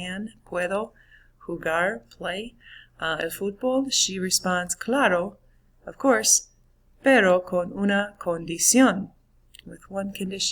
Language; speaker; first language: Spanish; non-native, fluent; English